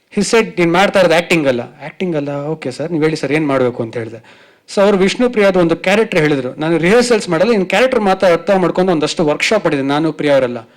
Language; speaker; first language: Kannada; native; Kannada